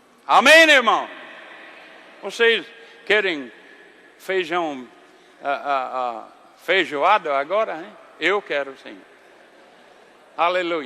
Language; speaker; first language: Portuguese; non-native, fluent; English